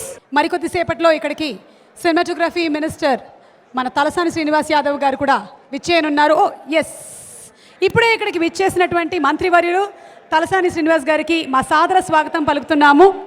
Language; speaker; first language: Telugu; native; Telugu